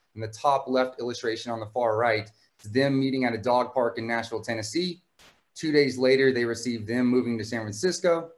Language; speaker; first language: English; native; English